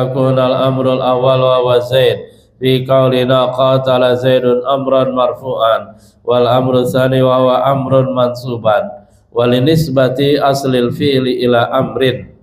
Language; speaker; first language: Arabic; non-native, fluent; Indonesian